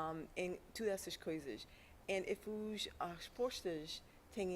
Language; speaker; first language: Portuguese; early bilingual, heritage; English